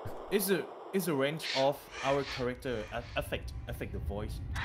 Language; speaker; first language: English; non-native, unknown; Thai